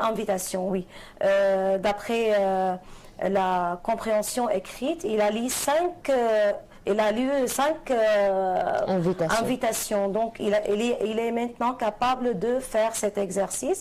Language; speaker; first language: French; non-native, fluent; Arabic